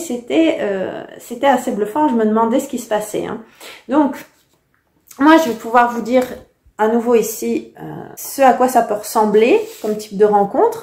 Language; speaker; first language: French; native; French